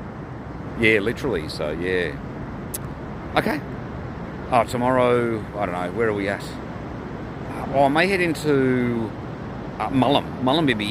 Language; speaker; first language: English; native; English